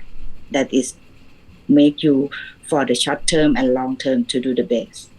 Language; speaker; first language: English; non-native, learner; Thai